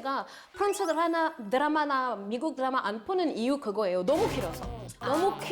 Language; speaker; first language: Korean; non-native, fluent; French